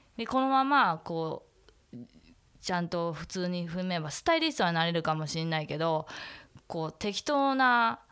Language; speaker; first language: Japanese; native; Japanese